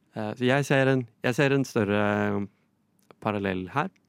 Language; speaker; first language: Norwegian; native; Norwegian